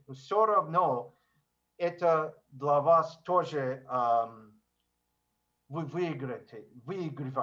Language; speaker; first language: Russian; non-native, learner; English